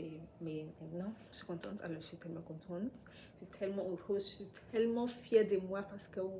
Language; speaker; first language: French; non-native, learner; English